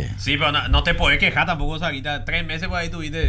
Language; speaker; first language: Spanish; native; Spanish